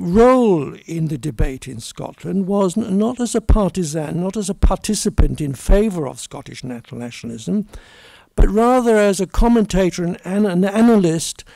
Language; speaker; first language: English; native; English